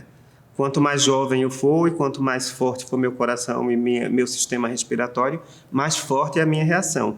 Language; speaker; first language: Portuguese; native; Portuguese